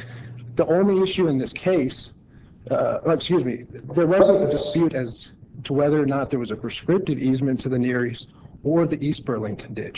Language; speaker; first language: English; native; English